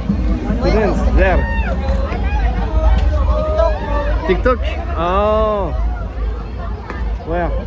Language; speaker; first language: English; non-native, learner; French